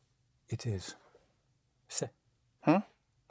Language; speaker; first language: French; non-native, learner; English